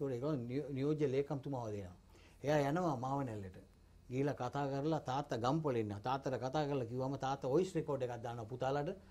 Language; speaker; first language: Sinhala; non-native, local second language; Tamil